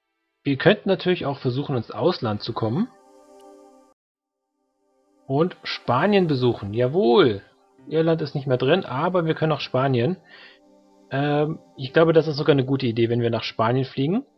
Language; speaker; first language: German; native; German